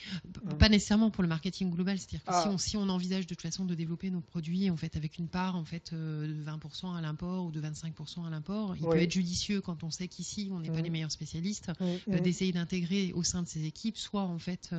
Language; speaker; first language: French; native; French